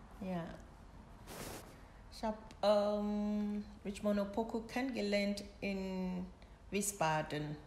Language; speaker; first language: German; non-native, learner; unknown